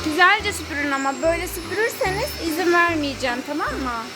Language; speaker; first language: Turkish; native; Turkish